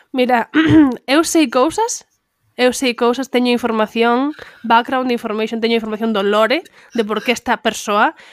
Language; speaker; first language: Galician; non-native, local second language; Spanish